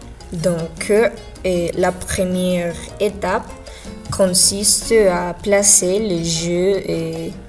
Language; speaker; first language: French; non-native, learner; Spanish